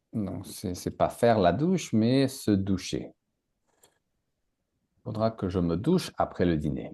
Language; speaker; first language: French; native; French